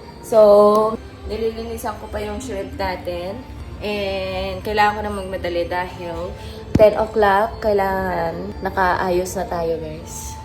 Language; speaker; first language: Filipino; non-native, local second language; Cebuano